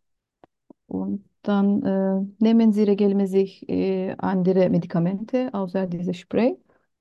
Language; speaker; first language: German; non-native, learner; Turkish